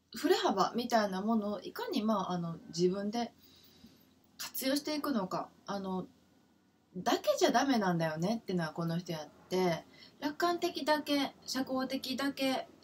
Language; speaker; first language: Japanese; native; Japanese